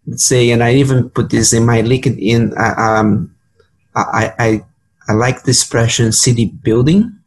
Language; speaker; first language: English; non-native, fluent; Portuguese